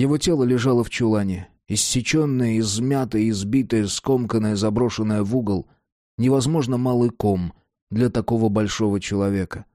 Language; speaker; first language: Russian; native; Russian